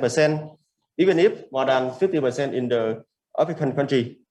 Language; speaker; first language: English; non-native, learner; Vietnamese